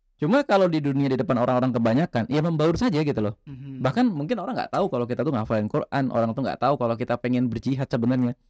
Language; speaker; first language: Indonesian; native; Indonesian